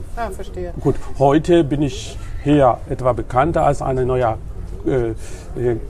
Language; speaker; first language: German; non-native, learner; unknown